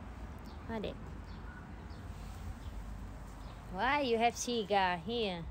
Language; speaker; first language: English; non-native, learner; Vietnamese